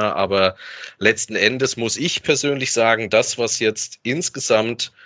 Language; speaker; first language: German; native; German